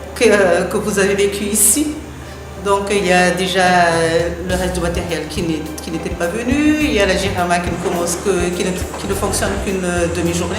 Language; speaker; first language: French; non-native, local second language; Malagasy